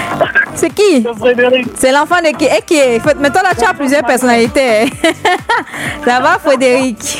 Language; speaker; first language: French; native; French